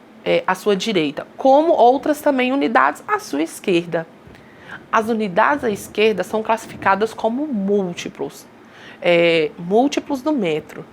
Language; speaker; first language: Portuguese; native; Portuguese